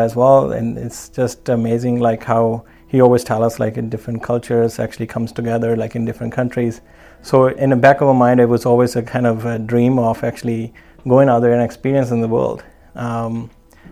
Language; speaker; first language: English; non-native, local second language; Punjabi